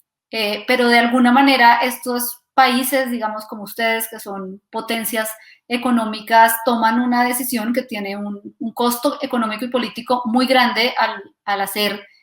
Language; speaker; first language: Spanish; native; Spanish